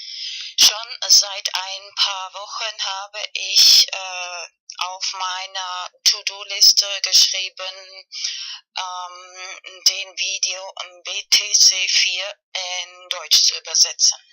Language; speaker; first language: German; non-native, fluent; Spanish